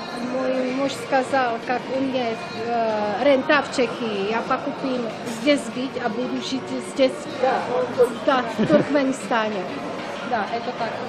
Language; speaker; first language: Russian; non-native, learner; Czech